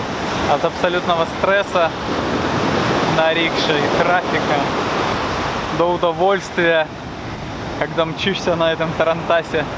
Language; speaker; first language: Russian; native; Russian